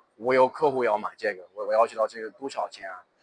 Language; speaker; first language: Chinese; non-native, learner; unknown